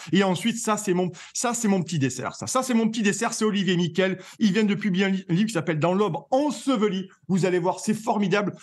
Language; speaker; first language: French; native; French